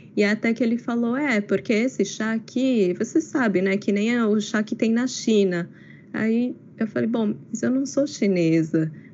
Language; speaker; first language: Portuguese; native; Portuguese